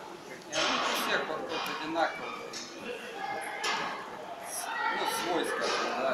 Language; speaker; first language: Russian; native; Russian